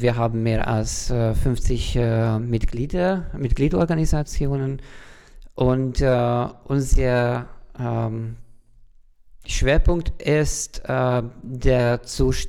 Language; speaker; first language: German; non-native, fluent; Hungarian